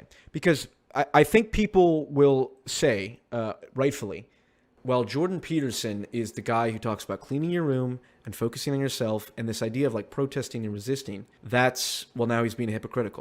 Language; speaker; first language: English; native; English